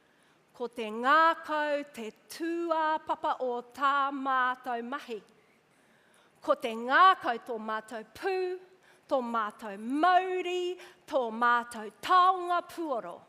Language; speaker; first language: Māori; non-native, local second language; English